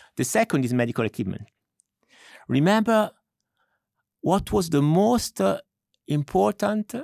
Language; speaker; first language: English; non-native, fluent; Italian